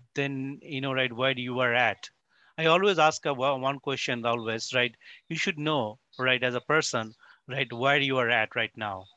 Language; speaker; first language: English; non-native, local second language; Bangla